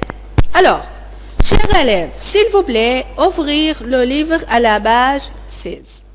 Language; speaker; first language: French; non-native, fluent; Arabic